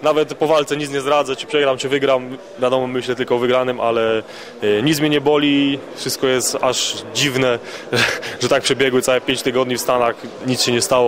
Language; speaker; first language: Polish; native; Polish